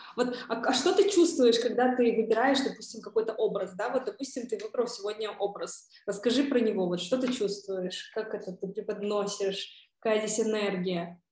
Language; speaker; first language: Russian; non-native, local second language; Kyrgyz